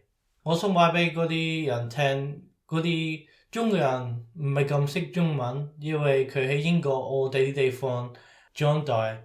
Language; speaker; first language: Cantonese; early bilingual, heritage; Cantonese